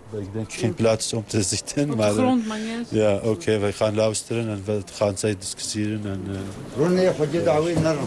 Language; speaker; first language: Dutch; non-native, learner; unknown